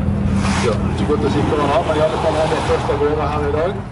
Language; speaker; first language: Norwegian; native; Norwegian